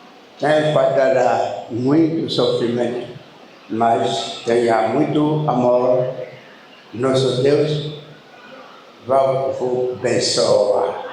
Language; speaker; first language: Portuguese; non-native, learner; Lingala